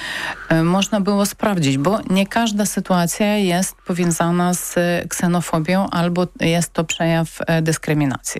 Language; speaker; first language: Polish; non-native, learner; Ukrainian